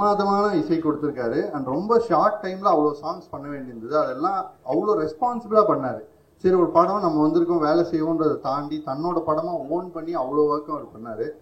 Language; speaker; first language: Tamil; native; Tamil